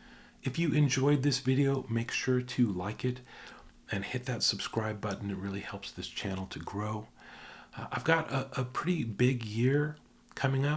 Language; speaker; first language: English; native; English